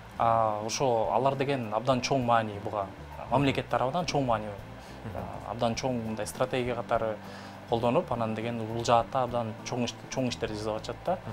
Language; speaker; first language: Kyrgyz; native; Kyrgyz